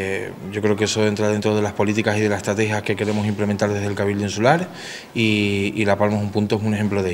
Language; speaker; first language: Spanish; native; Spanish